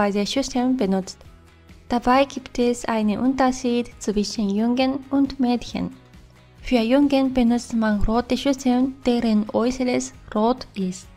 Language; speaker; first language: German; non-native, fluent; Japanese